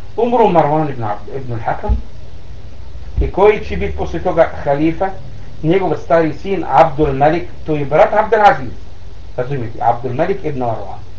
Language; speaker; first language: Bosnian; non-native, learner; Arabic